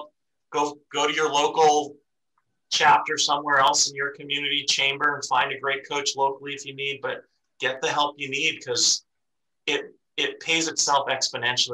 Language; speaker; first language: English; native; English